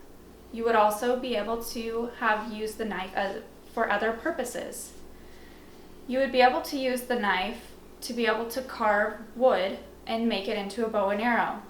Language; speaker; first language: English; native; English